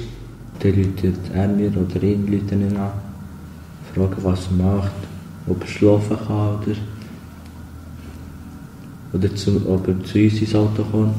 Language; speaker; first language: German; early bilingual, other home language; Albanian